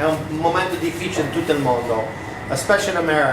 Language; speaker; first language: Italian; non-native, fluent; English